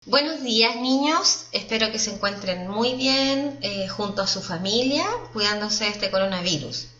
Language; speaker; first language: Spanish; native; Spanish